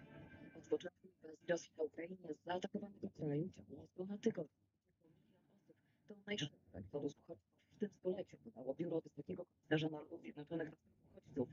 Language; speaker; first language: Polish; native; Polish